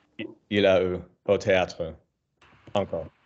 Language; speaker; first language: French; non-native, learner; English